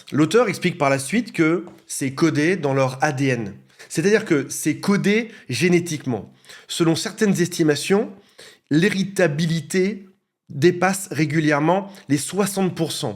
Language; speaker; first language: French; native; French